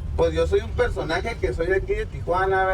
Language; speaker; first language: Spanish; native; Spanish